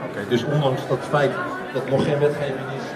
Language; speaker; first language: Dutch; native; Dutch